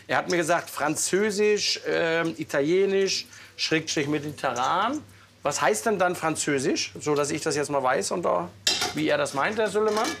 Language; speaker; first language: German; native; German